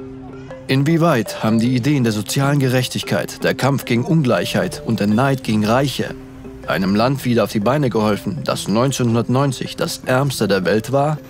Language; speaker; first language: German; native; German